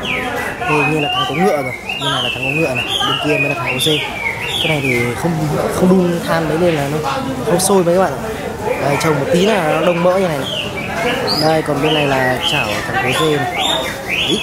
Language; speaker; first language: Vietnamese; native; Vietnamese